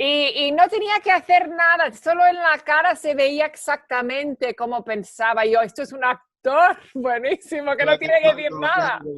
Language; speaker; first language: Spanish; early bilingual, heritage; Spanish